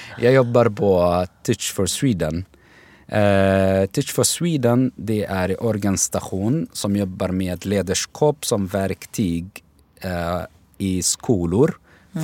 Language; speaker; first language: Swedish; non-native, fluent; Arabic